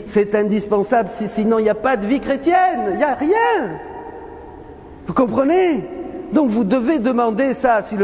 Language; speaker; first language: French; native; French